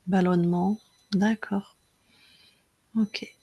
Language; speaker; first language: French; native; French